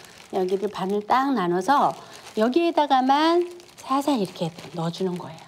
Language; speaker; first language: Korean; native; Korean